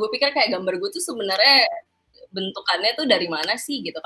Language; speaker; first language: Indonesian; early bilingual, heritage; Indonesian